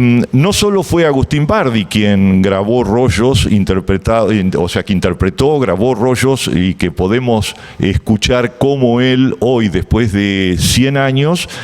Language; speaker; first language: Spanish; native; Spanish